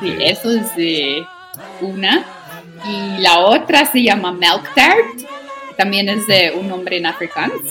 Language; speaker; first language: Spanish; non-native, learner; Afrikaans